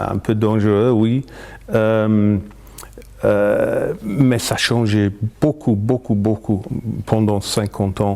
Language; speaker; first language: French; non-native, fluent; English